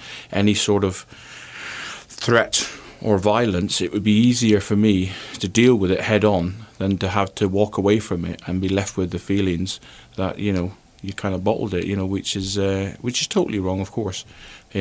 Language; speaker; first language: English; native; English